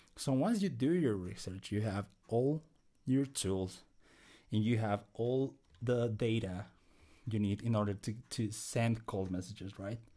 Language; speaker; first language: English; non-native, fluent; Spanish